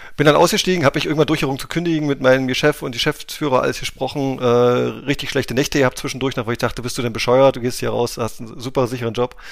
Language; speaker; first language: German; native; German